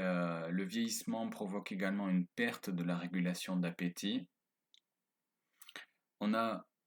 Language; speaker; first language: French; native; French